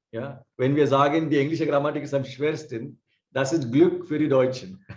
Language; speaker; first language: German; non-native, fluent; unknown